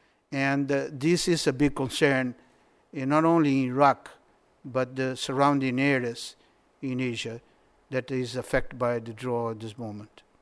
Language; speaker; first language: English; non-native, fluent; Portuguese